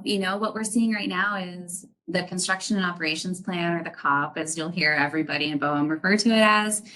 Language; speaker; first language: English; native; English